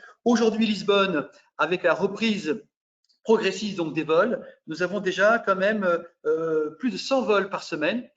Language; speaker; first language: French; native; French